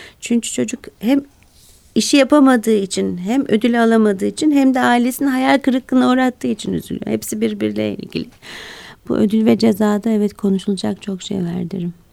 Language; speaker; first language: Turkish; native; Turkish